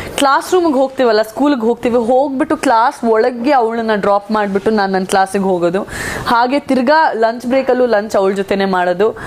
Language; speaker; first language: Kannada; non-native, local second language; Sindhi